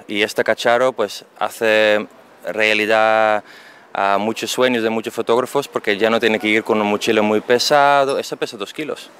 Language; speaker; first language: Spanish; non-native, fluent; Dutch